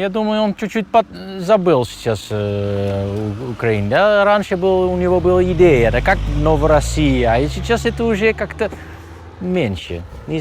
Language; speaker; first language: Russian; non-native, fluent; Dutch